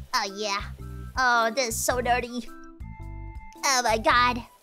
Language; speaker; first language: English; non-native, fluent; Italian